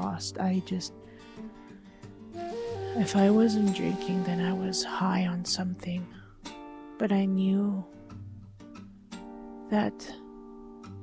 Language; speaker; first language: English; native; English